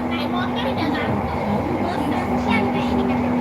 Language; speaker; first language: Indonesian; native; Indonesian